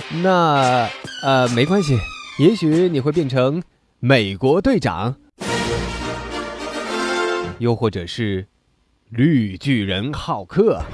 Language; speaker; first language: Chinese; native; Chinese